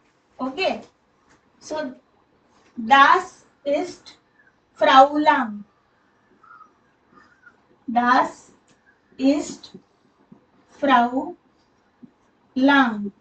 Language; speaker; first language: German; non-native, fluent; Hindi